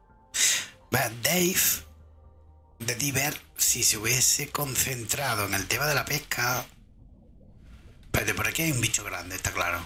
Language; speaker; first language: Spanish; native; Spanish